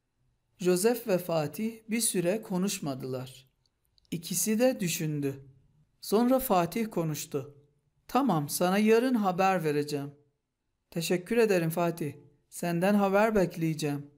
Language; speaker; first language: Turkish; non-native, fluent; Persian